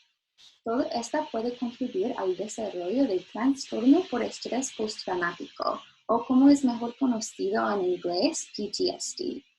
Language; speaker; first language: Spanish; non-native, learner; English